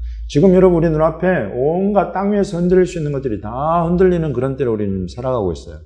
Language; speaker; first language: Korean; native; Korean